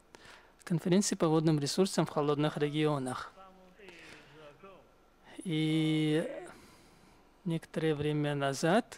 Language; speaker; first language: Russian; non-native, fluent; Chinese